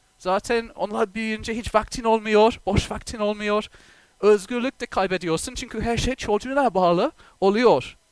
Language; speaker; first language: Turkish; non-native, fluent; English